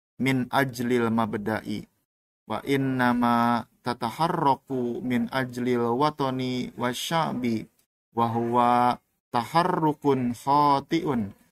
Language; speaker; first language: Arabic; non-native, fluent; Indonesian